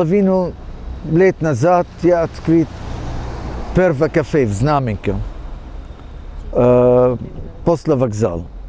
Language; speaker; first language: Ukrainian; non-native, learner; English